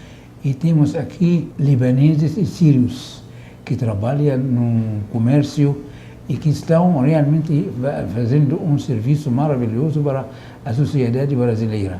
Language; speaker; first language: Portuguese; non-native, fluent; Arabic